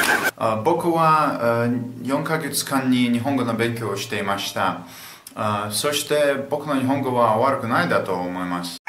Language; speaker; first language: Japanese; non-native, learner; Russian